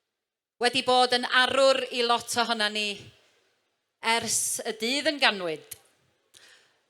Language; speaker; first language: Welsh; native; Welsh